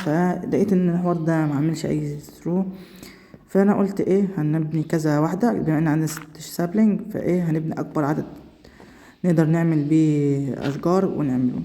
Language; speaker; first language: Arabic; native; Arabic